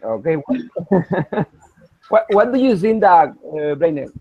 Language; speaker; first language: English; non-native, learner; Spanish